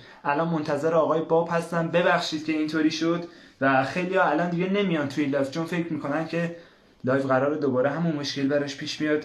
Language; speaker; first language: Persian; native; Persian